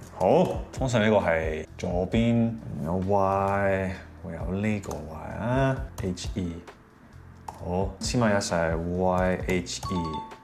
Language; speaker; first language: Cantonese; non-native, fluent; English